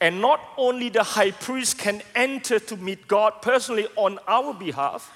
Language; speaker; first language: English; non-native, fluent; Indonesian